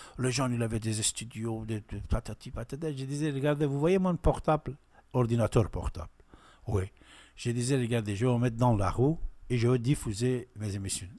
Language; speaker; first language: French; non-native, fluent; Persian